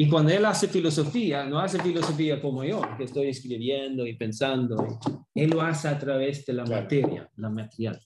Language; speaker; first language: Spanish; non-native, fluent; Swedish